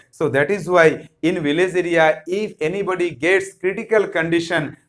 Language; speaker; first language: English; non-native, local second language; Bangla